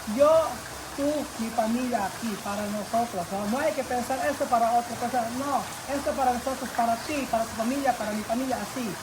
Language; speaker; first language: Spanish; non-native, learner; Filipino